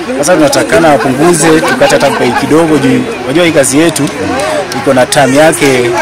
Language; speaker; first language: Swahili; non-native, local second language; Luo (Kenya and Tanzania)